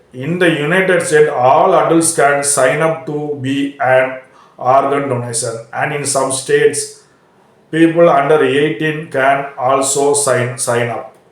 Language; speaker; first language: English; non-native, local second language; Tamil